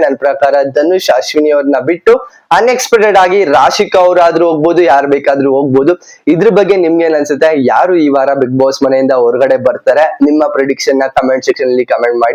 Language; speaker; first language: Kannada; native; Kannada